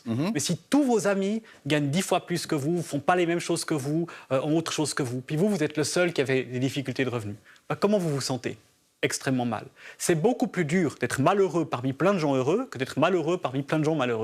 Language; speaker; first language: French; native; French